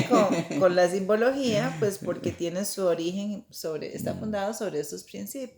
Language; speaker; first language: Spanish; native; Spanish